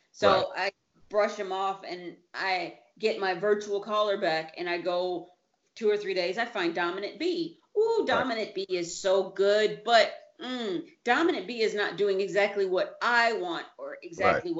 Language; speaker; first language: English; native; English